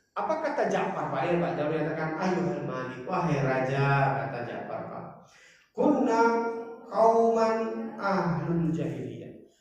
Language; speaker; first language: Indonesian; non-native, local second language; Batak Toba